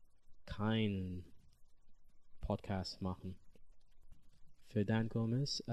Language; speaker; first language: German; non-native, learner; English